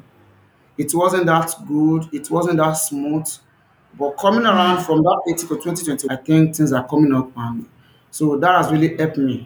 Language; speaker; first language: English; non-native, local second language; Yoruba